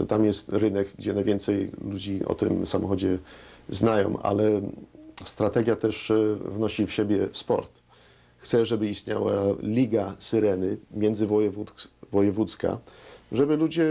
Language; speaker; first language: Polish; early bilingual, heritage; Polish